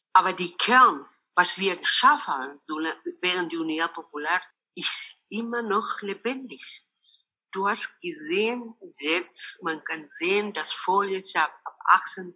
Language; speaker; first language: German; non-native, local second language; Spanish